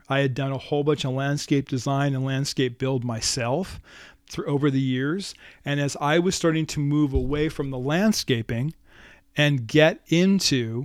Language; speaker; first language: English; native; English